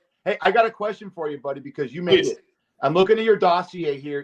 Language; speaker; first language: English; native; English